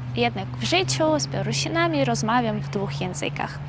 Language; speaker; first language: Polish; non-native, fluent; Russian